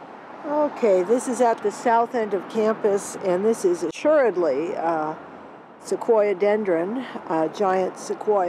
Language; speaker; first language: English; native; English